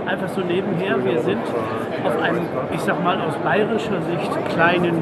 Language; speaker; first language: German; native; German